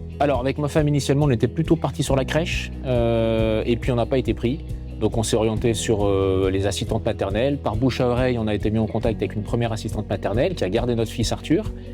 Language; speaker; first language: French; native; French